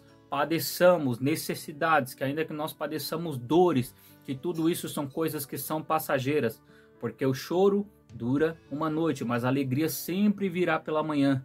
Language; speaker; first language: Portuguese; native; Portuguese